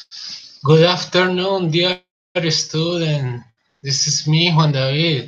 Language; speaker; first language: English; non-native, learner; Spanish